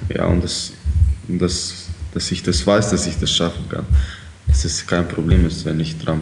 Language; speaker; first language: German; early bilingual, other home language; Ukrainian